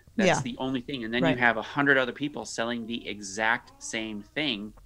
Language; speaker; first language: English; native; English